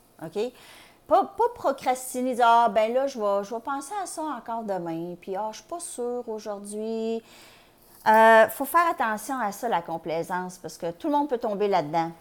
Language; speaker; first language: French; native; French